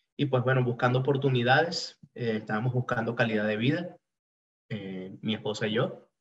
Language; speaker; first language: Spanish; native; Spanish